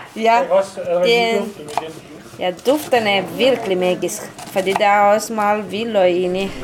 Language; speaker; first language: Danish; non-native, learner; Romanian